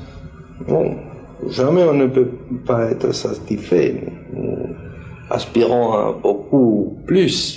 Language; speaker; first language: French; non-native, fluent; Spanish